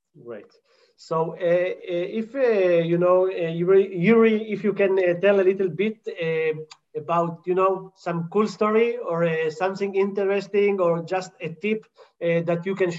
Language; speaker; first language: English; non-native, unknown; Hebrew